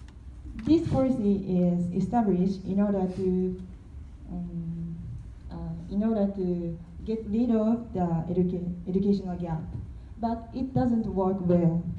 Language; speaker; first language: English; non-native, learner; Korean